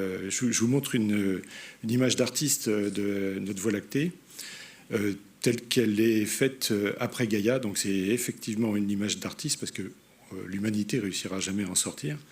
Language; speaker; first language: French; native; French